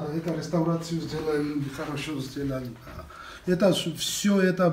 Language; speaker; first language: Russian; non-native, local second language; Georgian